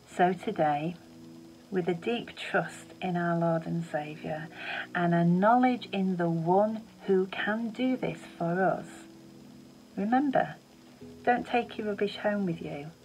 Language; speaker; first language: English; native; English